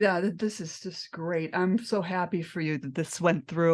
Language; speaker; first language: English; native; English